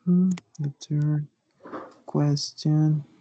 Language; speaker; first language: English; non-native, learner; Spanish